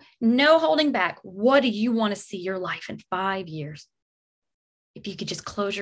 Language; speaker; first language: English; native; English